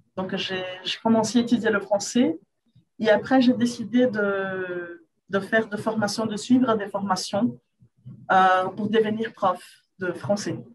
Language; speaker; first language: French; non-native, fluent; Portuguese